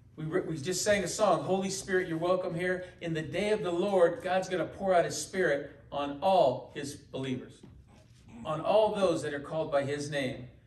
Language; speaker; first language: English; native; English